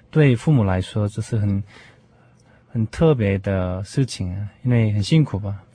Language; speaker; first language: Chinese; non-native, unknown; Korean